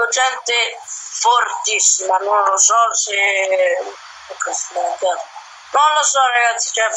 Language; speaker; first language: Italian; native; Italian